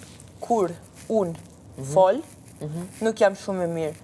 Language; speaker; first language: Albanian; non-native, learner; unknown